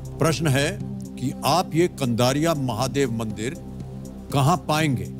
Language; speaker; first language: Hindi; native; Hindi